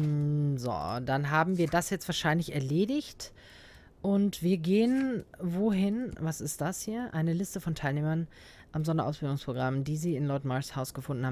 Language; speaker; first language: German; native; German